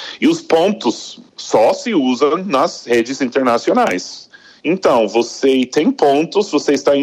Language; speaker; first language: Portuguese; non-native, fluent; English